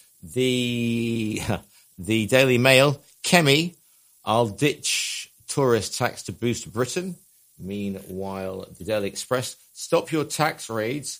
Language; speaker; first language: English; native; English